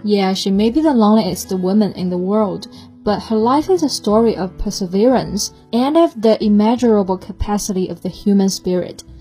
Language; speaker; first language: English; non-native, fluent; Chinese